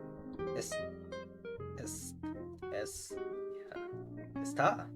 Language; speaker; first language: Spanish; non-native, learner; English